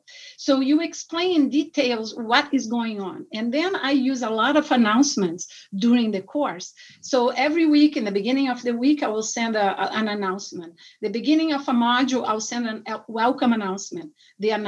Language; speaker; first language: English; non-native, fluent; Portuguese